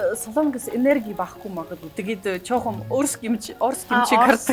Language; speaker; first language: Mongolian; non-native, learner; Russian